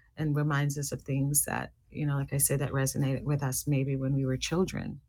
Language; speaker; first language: English; native; English